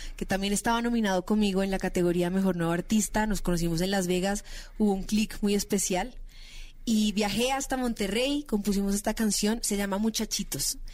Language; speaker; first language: Spanish; native; Spanish